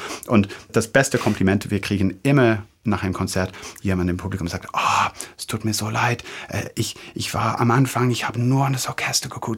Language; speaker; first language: German; non-native, fluent; English